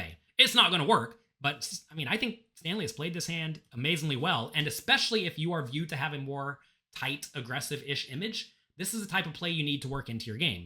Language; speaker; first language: English; native; English